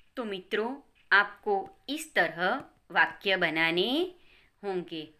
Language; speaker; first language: Hindi; non-native, local second language; Gujarati